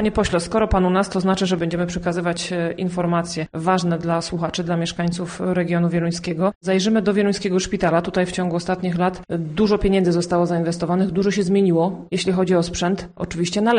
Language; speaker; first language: Polish; native; Polish